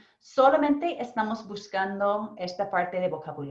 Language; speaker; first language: Spanish; non-native, fluent; English